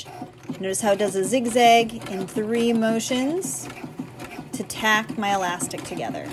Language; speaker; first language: English; native; English